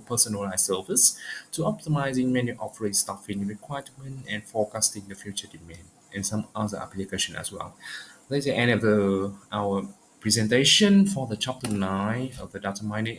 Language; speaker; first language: English; non-native, learner; Vietnamese